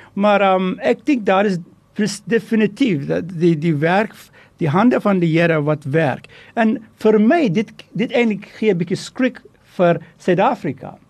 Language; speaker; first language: Afrikaans; non-native, fluent; Turkish